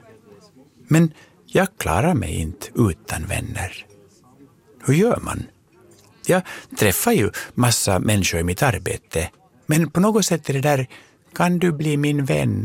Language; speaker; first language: Swedish; native; Swedish